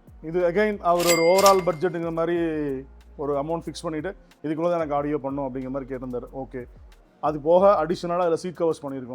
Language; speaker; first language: Tamil; native; Tamil